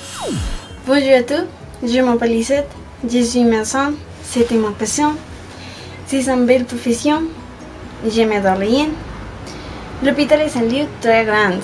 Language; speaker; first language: French; non-native, learner; Spanish